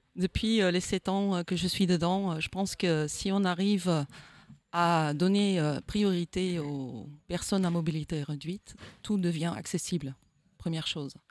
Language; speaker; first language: French; non-native, fluent; Dutch